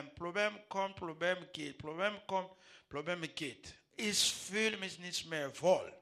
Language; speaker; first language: German; non-native, learner; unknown